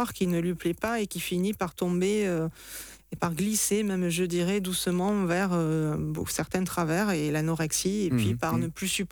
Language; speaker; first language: French; native; French